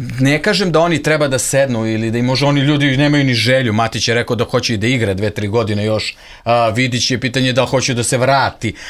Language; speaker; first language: Serbian; native; Serbian